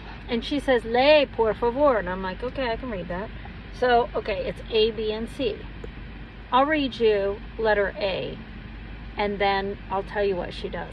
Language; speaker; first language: English; native; English